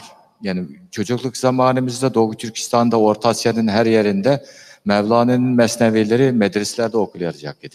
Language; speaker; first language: Turkish; non-native, learner; Uyghur